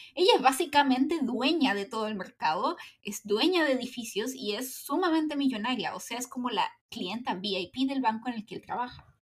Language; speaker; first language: Spanish; native; Spanish